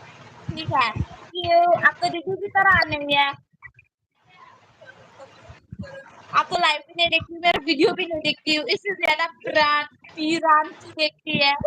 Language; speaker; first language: Hindi; non-native, local second language; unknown